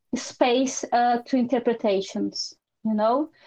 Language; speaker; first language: English; non-native, fluent; Portuguese